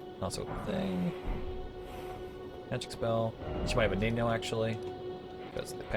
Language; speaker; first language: English; native; English